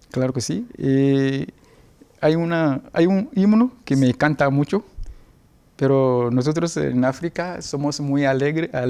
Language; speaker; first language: Spanish; non-native, learner; Ewe